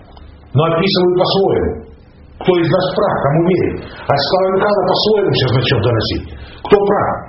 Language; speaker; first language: Russian; native; Russian